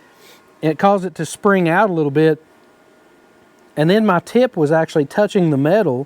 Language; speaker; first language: English; native; English